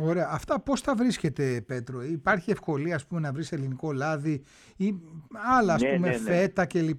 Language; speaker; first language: Greek; native; Greek